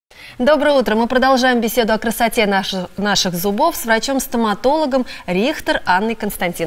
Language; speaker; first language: Russian; native; Russian